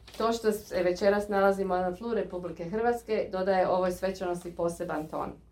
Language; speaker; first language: Croatian; early bilingual, heritage; Croatian